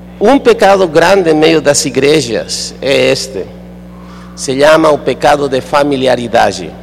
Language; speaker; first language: Portuguese; non-native, fluent; Spanish